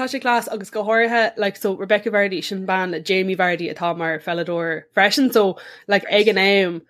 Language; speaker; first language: Irish; non-native, local second language; English